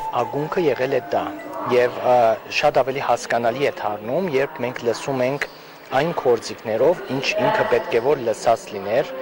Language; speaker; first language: Armenian; native; Armenian